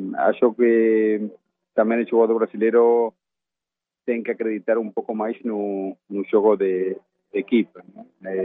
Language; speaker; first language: Portuguese; non-native, fluent; Spanish